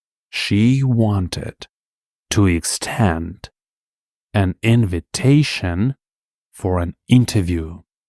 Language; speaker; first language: English; non-native, fluent; Ukrainian